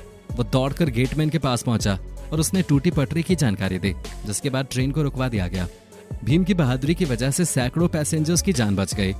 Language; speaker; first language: Hindi; native; Hindi